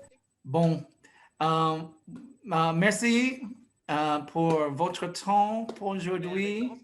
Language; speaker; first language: French; non-native, fluent; English